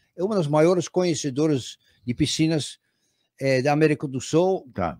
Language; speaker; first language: Portuguese; non-native, fluent; Dutch